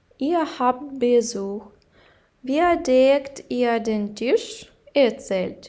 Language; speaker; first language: German; non-native, fluent; Ukrainian